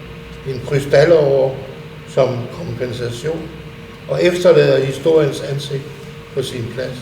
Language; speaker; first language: Danish; native; Danish